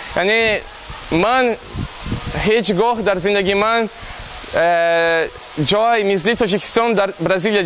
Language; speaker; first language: Persian; non-native, learner; Portuguese